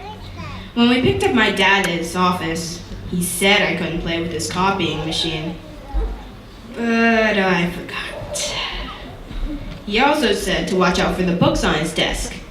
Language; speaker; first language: English; native; English